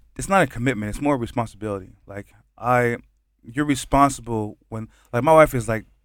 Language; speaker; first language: English; early bilingual, other home language; Haitian Creole